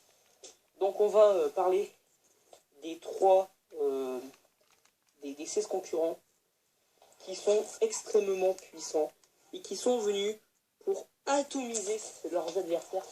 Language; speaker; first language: French; native; French